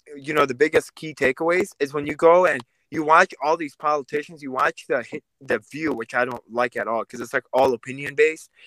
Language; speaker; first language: English; early bilingual, other home language; Russian